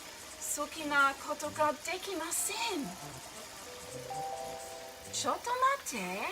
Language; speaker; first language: Japanese; non-native, learner; English